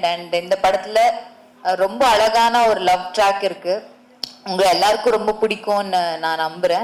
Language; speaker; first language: Tamil; early bilingual, heritage; Tamil